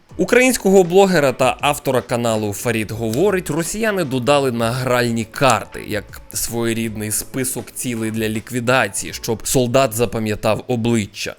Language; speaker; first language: Ukrainian; non-native, local second language; Russian